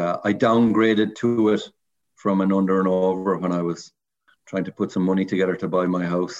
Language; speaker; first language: English; native; English